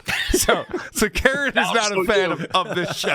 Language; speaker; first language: English; native; English